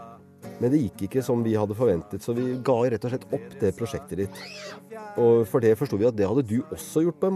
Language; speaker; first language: Norwegian; native; Norwegian